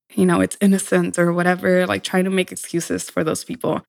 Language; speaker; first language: English; early bilingual, other home language; Spanish